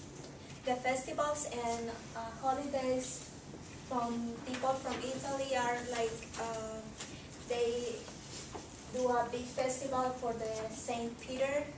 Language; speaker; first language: English; non-native, learner; Spanish